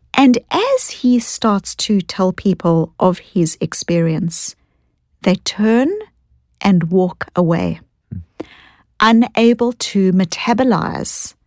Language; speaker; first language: English; native; English